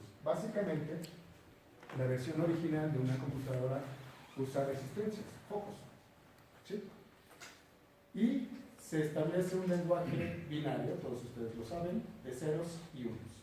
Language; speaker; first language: Spanish; native; Spanish